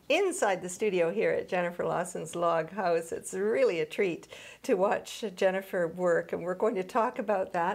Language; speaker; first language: English; native; English